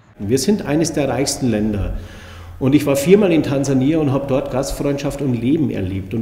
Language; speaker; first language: German; native; German